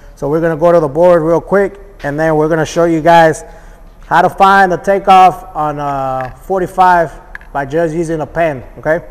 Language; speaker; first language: English; early bilingual, other home language; Spanish